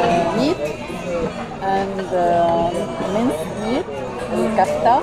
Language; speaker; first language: English; non-native, learner; Arabic